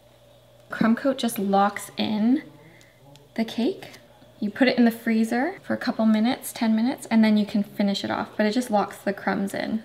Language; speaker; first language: English; native; English